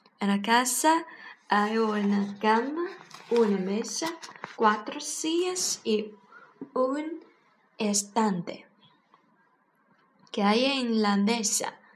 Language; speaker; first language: Spanish; non-native, learner; Chinese